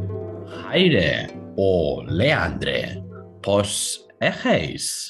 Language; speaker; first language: Greek; non-native, learner; German